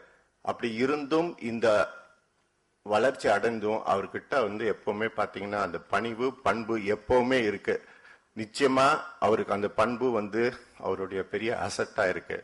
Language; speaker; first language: Tamil; native; Tamil